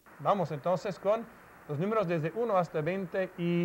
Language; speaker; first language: Spanish; non-native, fluent; English